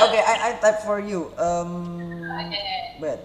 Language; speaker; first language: English; non-native, learner; Hakka Chinese